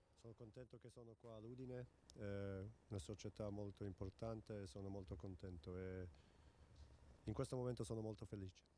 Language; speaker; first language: Italian; non-native, fluent; Serbian